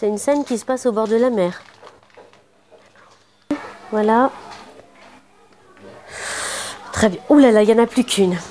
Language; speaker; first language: French; native; French